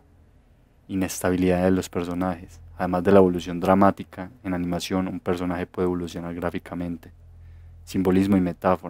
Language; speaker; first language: Spanish; native; Spanish